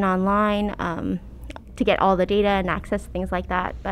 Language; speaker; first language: English; early bilingual, other home language; Cantonese